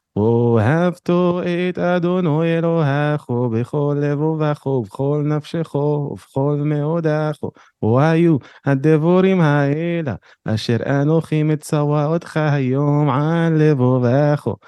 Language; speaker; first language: Hebrew; non-native, local second language; Arabic